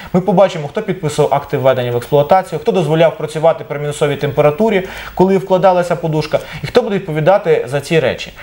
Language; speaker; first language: Ukrainian; native; Ukrainian